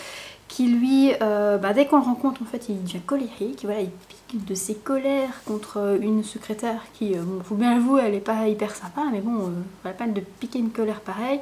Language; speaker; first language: French; native; French